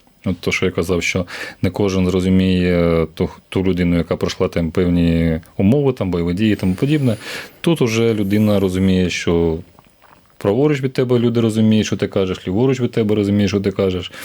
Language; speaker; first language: Ukrainian; native; Ukrainian